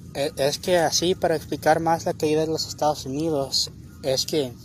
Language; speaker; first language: Spanish; early bilingual, heritage; Spanish